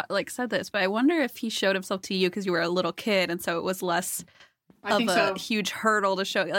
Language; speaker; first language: English; native; English